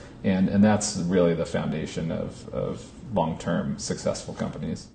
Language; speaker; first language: English; native; English